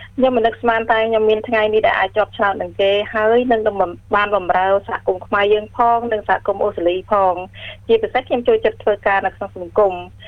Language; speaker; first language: Khmer; early bilingual, heritage; Khmer